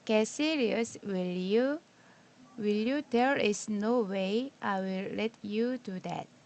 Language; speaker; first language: English; non-native, learner; Korean